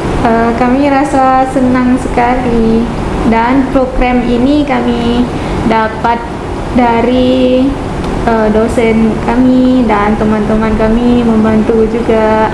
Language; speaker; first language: Indonesian; non-native, fluent; Malay